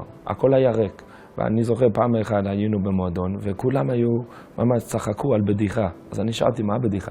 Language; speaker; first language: Hebrew; non-native, fluent; English